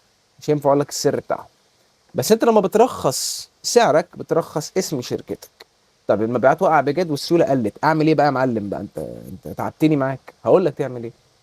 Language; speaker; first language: Arabic; native; Arabic